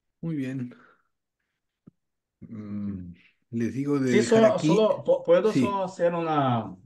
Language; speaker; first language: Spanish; non-native, learner; Portuguese